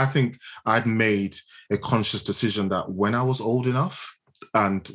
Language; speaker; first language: English; non-native, local second language; Yoruba